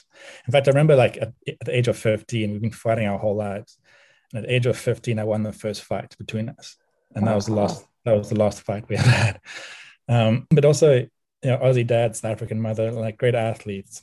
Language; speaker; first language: English; native; English